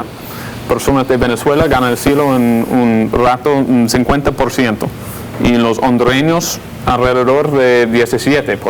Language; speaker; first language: Spanish; non-native, fluent; English